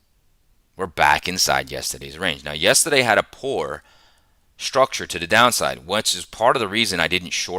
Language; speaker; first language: English; native; English